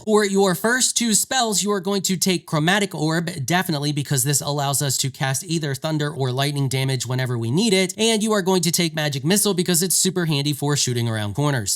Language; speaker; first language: English; native; English